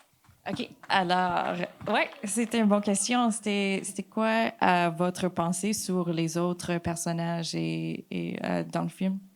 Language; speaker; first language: French; non-native, fluent; English